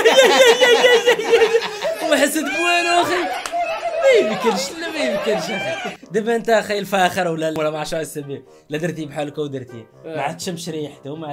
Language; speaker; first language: Arabic; native; Arabic